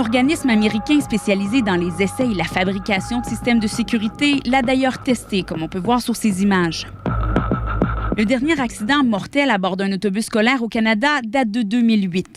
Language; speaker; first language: French; native; French